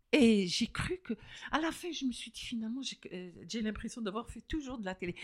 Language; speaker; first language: French; non-native, local second language; Arabic